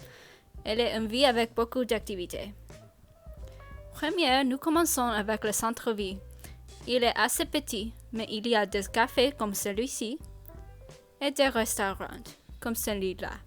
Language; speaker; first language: French; non-native, learner; English